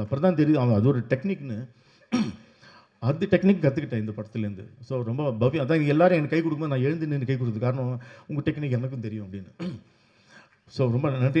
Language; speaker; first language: Tamil; native; Tamil